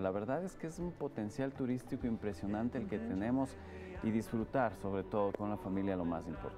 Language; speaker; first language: Spanish; native; Spanish